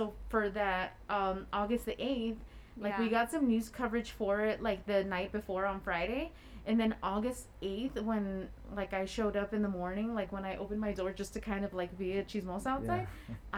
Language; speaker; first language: English; native; English